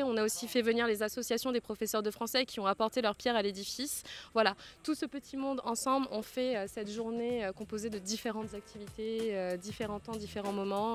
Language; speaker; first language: French; native; French